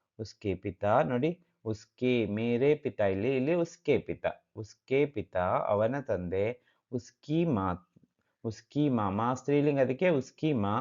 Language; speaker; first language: Kannada; native; Kannada